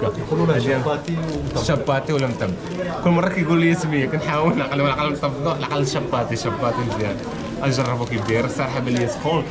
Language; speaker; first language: Arabic; native; Arabic